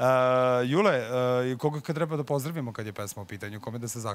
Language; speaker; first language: Serbian; native; Serbian